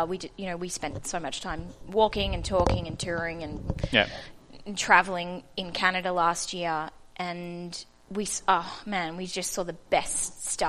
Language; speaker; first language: English; native; English